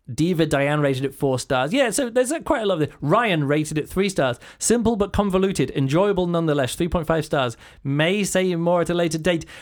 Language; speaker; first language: English; native; English